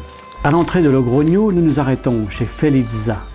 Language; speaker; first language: French; native; French